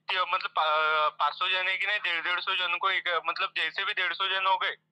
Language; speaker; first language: Hindi; non-native, local second language; Marathi